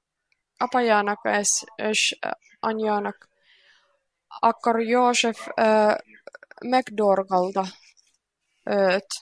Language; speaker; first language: Hungarian; non-native, learner; Finnish